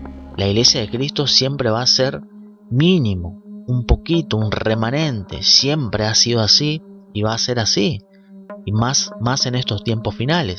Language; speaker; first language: Spanish; native; Spanish